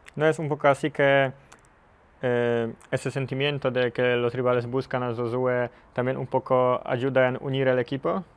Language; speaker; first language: Spanish; non-native, fluent; Polish